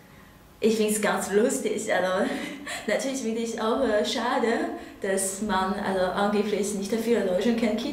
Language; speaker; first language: German; non-native, learner; Chinese